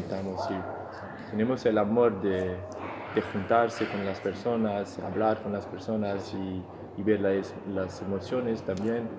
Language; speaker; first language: Spanish; non-native, fluent; French